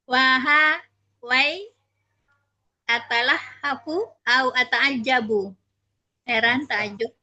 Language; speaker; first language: Arabic; non-native, learner; Indonesian